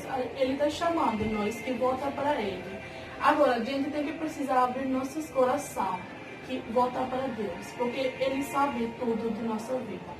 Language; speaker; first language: Portuguese; non-native, learner; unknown